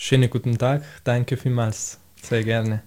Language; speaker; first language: German; non-native, fluent; Italian